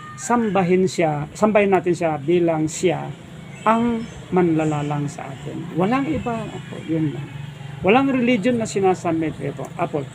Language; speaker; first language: Filipino; non-native, local second language; Iloko